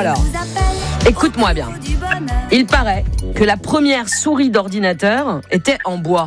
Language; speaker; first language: French; native; French